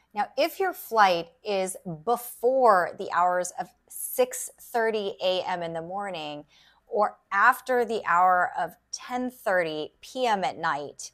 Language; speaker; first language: English; native; English